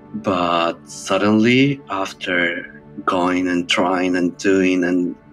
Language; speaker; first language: English; non-native, fluent; Spanish